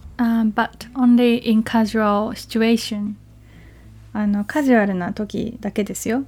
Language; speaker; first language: Japanese; native; Japanese